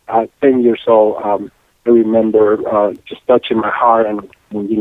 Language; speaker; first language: English; non-native, fluent; Spanish